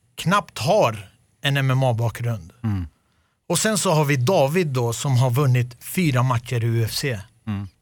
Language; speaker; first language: Swedish; early bilingual, other home language; Arabic